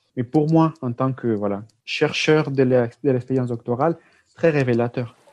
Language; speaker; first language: French; non-native, fluent; Spanish